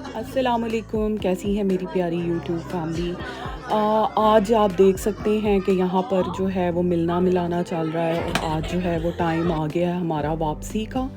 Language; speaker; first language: Urdu; native; Urdu